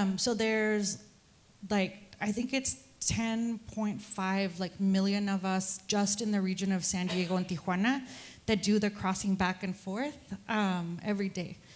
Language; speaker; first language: English; early bilingual, other home language; Spanish